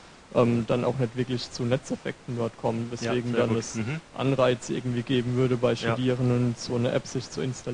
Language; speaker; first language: German; native; German